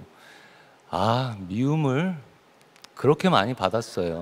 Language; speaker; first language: Korean; native; Korean